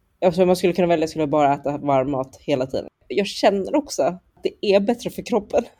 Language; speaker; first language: Swedish; early bilingual, other home language; Chinese